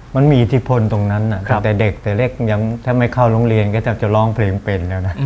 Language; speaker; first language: Thai; native; Thai